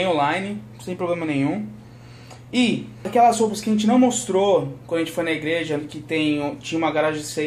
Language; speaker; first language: Portuguese; native; Portuguese